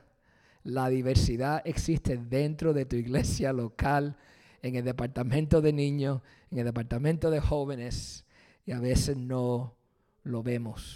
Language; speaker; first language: Spanish; early bilingual, heritage; Spanish